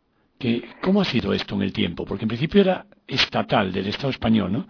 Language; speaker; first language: Spanish; native; Spanish